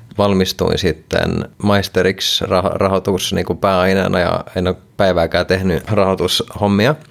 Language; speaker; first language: Finnish; non-native, local second language; Swedish